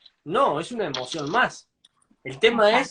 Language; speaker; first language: Spanish; native; Spanish